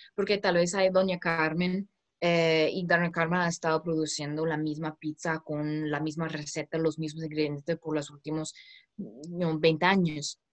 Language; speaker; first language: Spanish; non-native, fluent; English